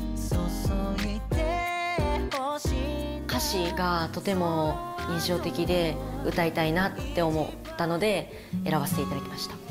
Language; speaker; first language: Japanese; native; Japanese